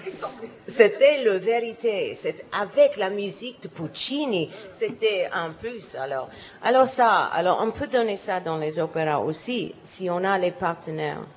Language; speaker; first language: French; non-native, learner; English